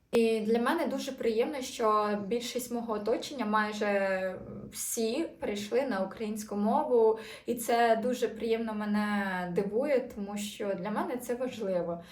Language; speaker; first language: Ukrainian; native; Ukrainian